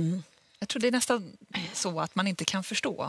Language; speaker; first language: Swedish; native; Swedish